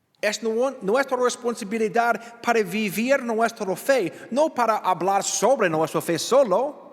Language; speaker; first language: Spanish; non-native, learner; English